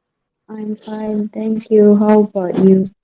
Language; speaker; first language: English; non-native, learner; Indonesian